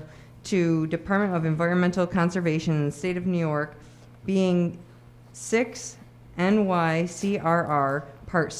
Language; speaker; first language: English; native; English